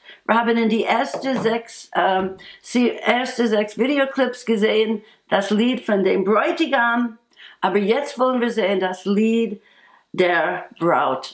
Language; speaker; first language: German; non-native, fluent; English